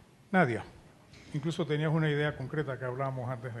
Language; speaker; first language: Spanish; native; Spanish